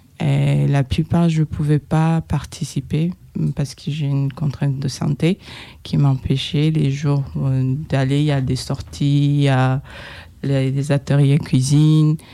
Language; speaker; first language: French; non-native, local second language; Kinyarwanda